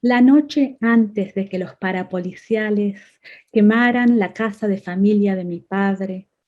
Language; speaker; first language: Spanish; native; Spanish